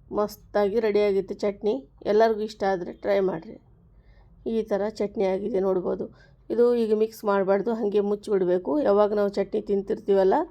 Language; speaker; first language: Kannada; native; Kannada